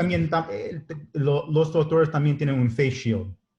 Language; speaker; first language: Spanish; non-native, learner; English